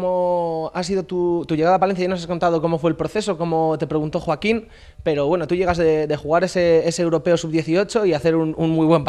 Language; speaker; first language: Spanish; native; Spanish